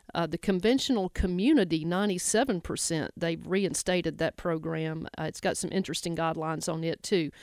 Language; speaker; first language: English; native; English